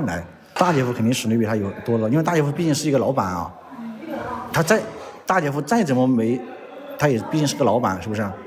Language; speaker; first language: Chinese; native; Chinese